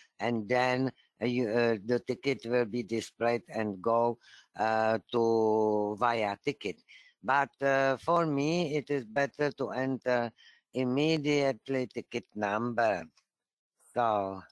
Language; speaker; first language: English; non-native, fluent; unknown